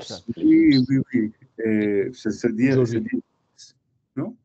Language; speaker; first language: French; non-native, learner; English